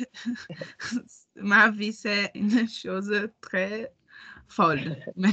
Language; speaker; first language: French; non-native, learner; Portuguese